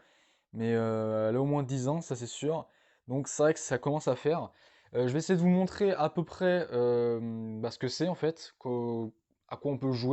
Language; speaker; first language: French; native; French